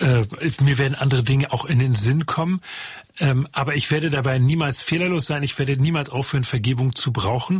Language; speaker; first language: German; native; German